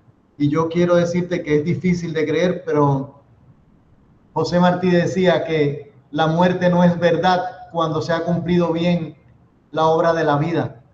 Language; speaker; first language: Spanish; native; Spanish